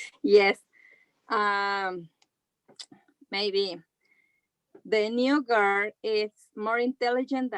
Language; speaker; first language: English; non-native, learner; Spanish